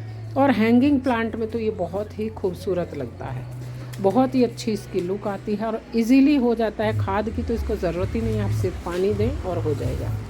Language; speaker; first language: Hindi; native; Hindi